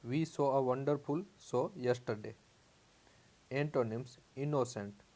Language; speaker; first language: English; non-native, local second language; Gujarati